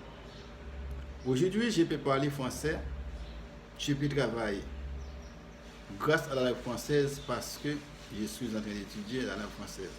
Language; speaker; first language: French; non-native, fluent; Spanish